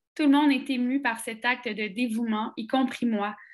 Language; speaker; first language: French; native; French